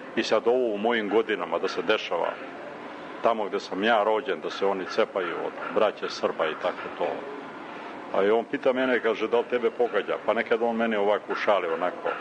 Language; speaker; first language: Serbian; native; Serbian